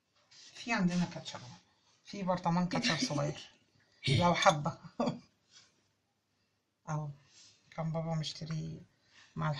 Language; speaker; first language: Arabic; native; Arabic